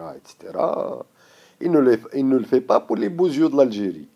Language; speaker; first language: French; non-native, local second language; Arabic